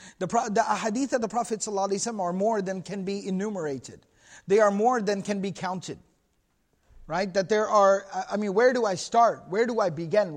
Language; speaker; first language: English; native; English